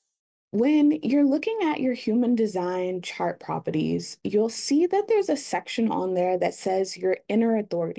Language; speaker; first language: English; native; English